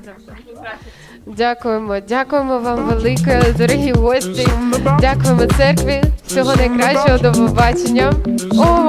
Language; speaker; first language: Ukrainian; native; Ukrainian